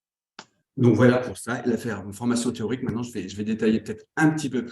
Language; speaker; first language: French; native; French